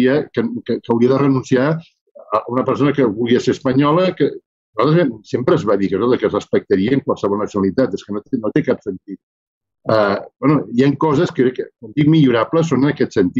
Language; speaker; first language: Catalan; native; Catalan